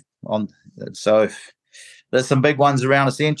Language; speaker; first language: English; native; English